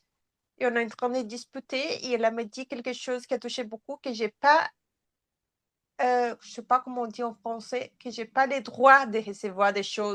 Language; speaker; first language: French; non-native, fluent; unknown